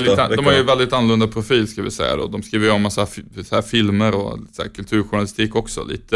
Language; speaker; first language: Swedish; native; Swedish